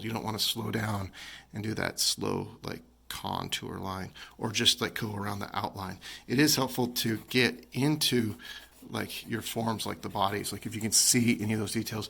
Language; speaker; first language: English; native; English